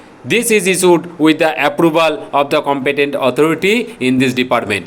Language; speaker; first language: English; non-native, local second language; Bangla